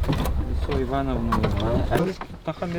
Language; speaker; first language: Russian; non-native, local second language; Yakut